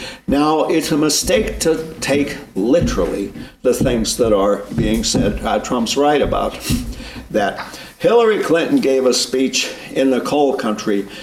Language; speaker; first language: English; native; English